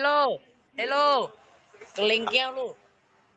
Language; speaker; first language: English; non-native, learner; Indonesian